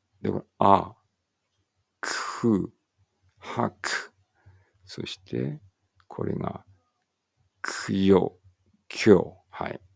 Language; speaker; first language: Japanese; native; Japanese